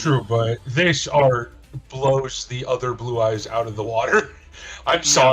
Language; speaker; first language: English; native; English